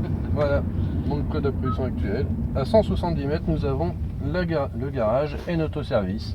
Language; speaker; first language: French; native; French